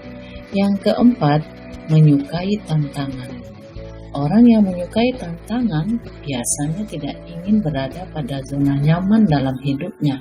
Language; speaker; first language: Indonesian; native; Indonesian